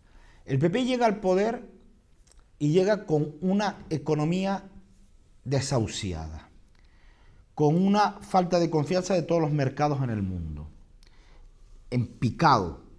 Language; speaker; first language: Spanish; native; Spanish